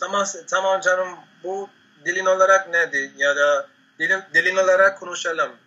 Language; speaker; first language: Turkish; non-native, fluent; Spanish